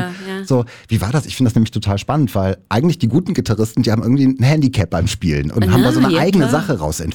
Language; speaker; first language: German; native; German